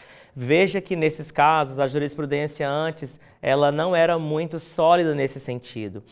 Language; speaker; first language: Portuguese; native; Portuguese